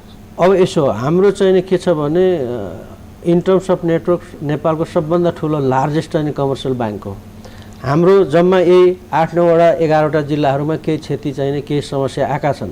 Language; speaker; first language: Nepali; native; Nepali